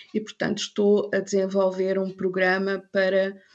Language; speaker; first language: Portuguese; non-native, fluent; English